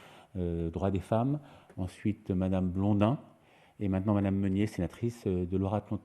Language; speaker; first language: French; native; French